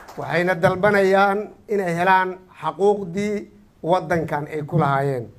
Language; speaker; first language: Somali; non-native, fluent; Oromo